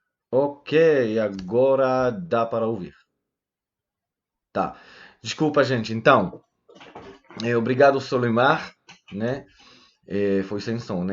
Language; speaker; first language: Portuguese; non-native, fluent; Hebrew